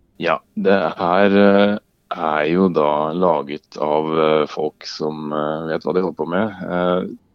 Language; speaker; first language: Norwegian; native; Norwegian